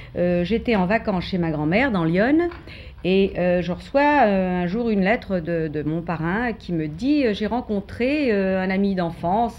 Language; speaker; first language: French; native; French